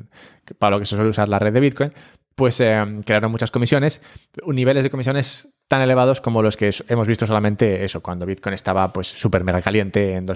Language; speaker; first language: Spanish; native; Spanish